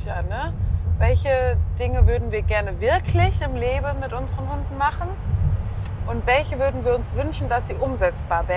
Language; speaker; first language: German; native; German